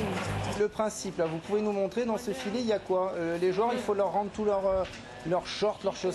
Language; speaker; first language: French; native; French